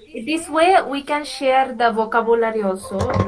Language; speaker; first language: English; non-native, fluent; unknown